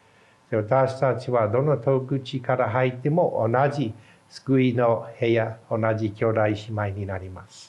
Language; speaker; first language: Japanese; non-native, fluent; English